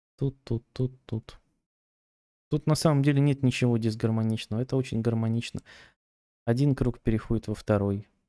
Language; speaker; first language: Russian; native; Russian